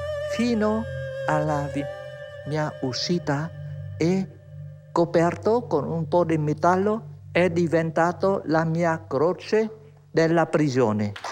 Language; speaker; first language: Italian; non-native, fluent; Vietnamese